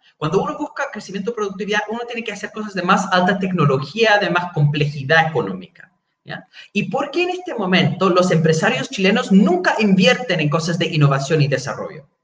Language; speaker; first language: Spanish; non-native, fluent; English